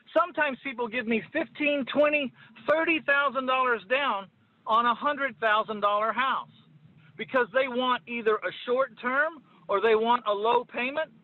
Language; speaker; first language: English; native; English